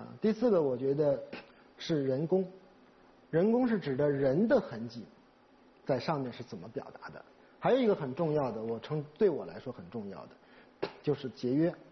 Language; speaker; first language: Chinese; native; Chinese